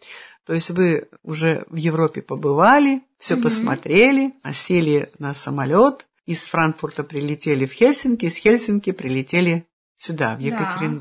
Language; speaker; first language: Russian; native; Russian